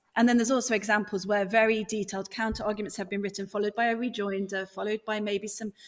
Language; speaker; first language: English; native; English